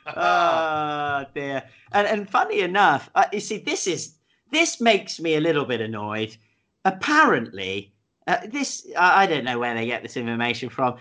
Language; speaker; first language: English; native; English